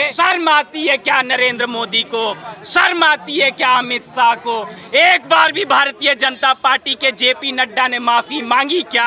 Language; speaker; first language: Hindi; native; Hindi